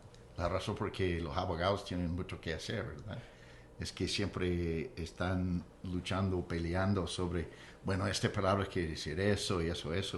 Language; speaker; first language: Spanish; non-native, fluent; English